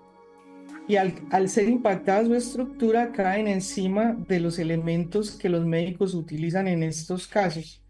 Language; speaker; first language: Spanish; native; Spanish